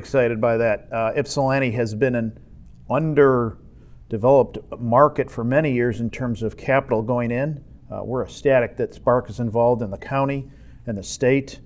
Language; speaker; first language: English; native; English